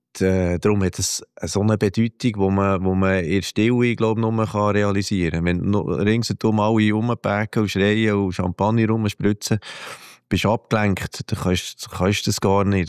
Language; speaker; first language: German; native; German